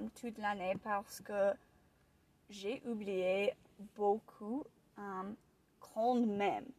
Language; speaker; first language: French; non-native, learner; English